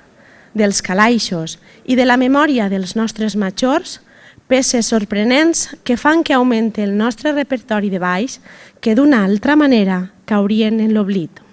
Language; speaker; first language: Catalan; native; Catalan